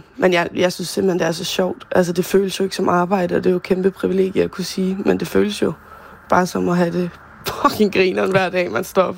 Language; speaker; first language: Danish; native; Danish